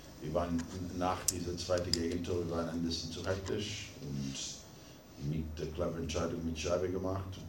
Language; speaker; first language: German; non-native, fluent; English